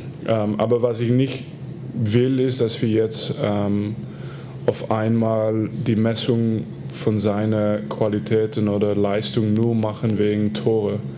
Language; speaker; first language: German; non-native, fluent; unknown